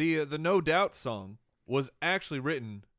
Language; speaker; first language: English; native; English